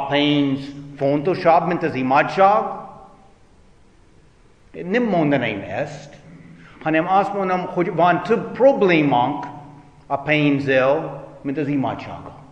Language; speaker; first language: Hungarian; non-native, fluent; English